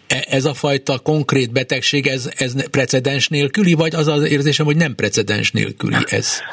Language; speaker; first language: Hungarian; native; Hungarian